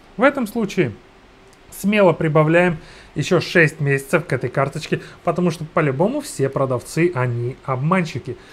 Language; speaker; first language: Russian; non-native, fluent; Georgian